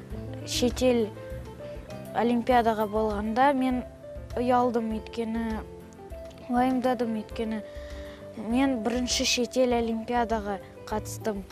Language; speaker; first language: Kazakh; non-native, local second language; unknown